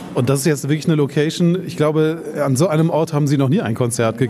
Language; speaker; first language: German; native; German